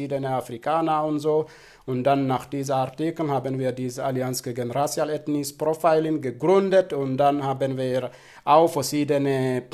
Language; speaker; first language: German; non-native, fluent; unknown